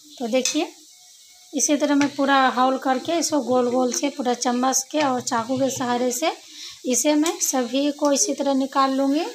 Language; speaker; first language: Hindi; native; Hindi